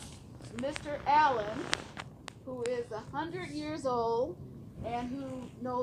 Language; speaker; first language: English; native; English